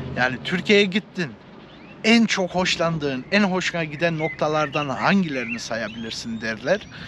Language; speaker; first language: Turkish; early bilingual, heritage; Turkish